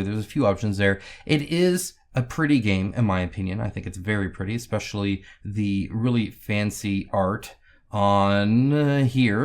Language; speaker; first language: English; native; English